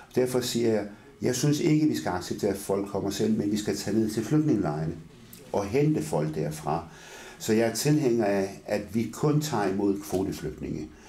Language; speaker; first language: Danish; early bilingual, other home language; Arabic